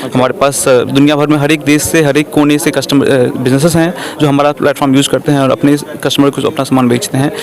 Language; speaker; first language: Hindi; non-native, local second language; Maithili